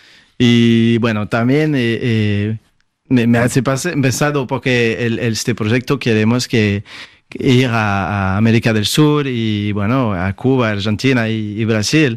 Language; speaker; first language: Spanish; non-native, fluent; French